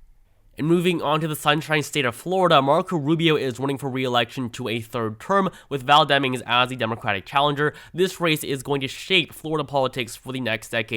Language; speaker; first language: English; native; English